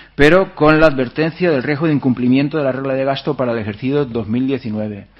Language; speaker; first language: Spanish; non-native, local second language; Catalan